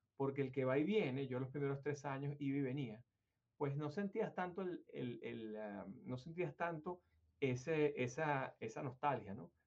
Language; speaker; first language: Spanish; native; Spanish